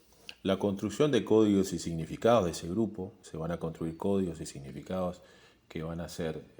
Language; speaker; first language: Spanish; native; Spanish